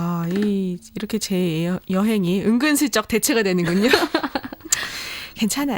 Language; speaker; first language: Korean; native; Korean